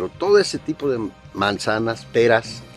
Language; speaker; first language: Spanish; native; Spanish